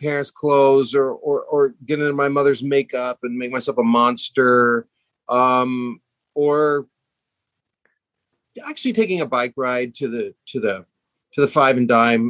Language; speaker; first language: English; native; English